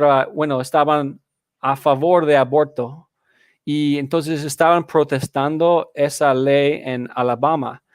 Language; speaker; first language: Spanish; non-native, fluent; English